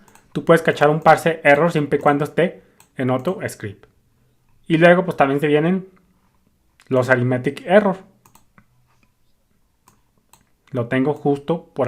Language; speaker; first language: Spanish; native; Spanish